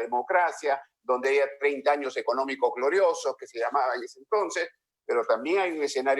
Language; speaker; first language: Spanish; native; Spanish